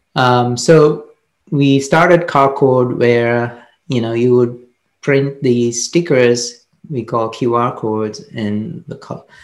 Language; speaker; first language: English; non-native, local second language; Sinhala